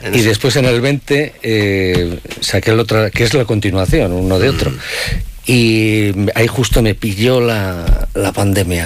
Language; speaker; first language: Spanish; native; Spanish